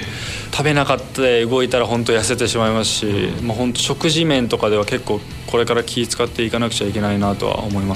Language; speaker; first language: Japanese; native; Japanese